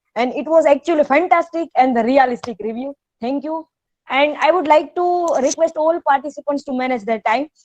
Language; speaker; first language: English; non-native, local second language; Gujarati